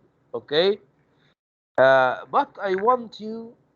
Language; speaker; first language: English; non-native, fluent; Arabic